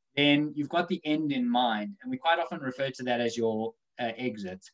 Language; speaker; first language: English; native; English